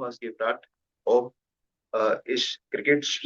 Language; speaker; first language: German; non-native, learner; Hindi